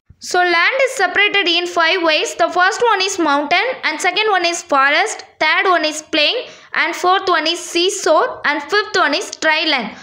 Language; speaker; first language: English; non-native, local second language; Tamil